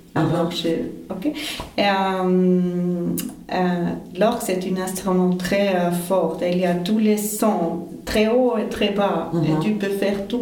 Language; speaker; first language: French; non-native, fluent; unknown